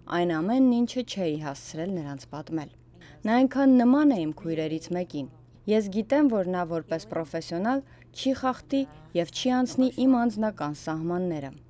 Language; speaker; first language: Armenian; native; Armenian